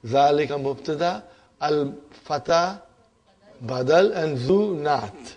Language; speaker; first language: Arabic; non-native, fluent; English